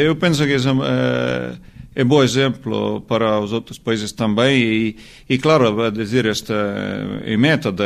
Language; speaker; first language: Portuguese; non-native, learner; Estonian